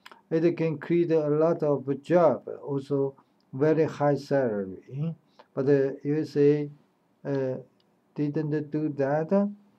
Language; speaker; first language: English; non-native, learner; Chinese